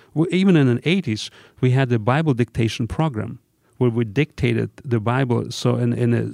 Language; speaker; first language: English; non-native, fluent; Russian